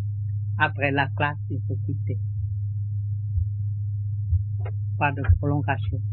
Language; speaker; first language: French; non-native, learner; Vietnamese